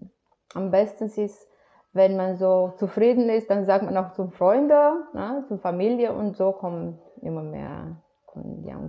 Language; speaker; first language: German; non-native, fluent; Romanian